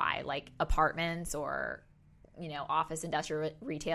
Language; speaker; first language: English; native; English